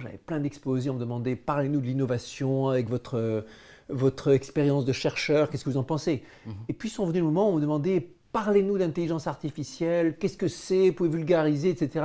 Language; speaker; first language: French; native; French